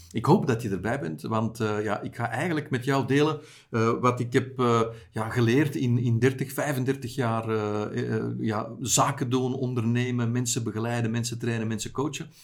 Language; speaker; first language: Dutch; native; Dutch